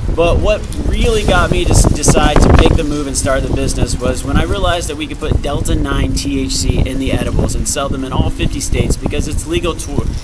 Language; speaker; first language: English; native; English